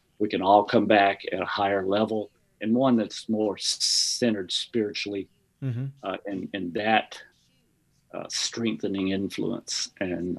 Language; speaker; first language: English; native; English